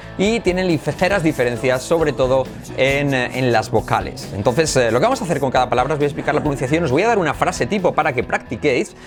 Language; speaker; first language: Spanish; native; Spanish